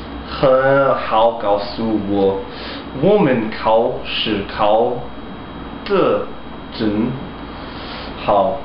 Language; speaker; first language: Chinese; non-native, learner; English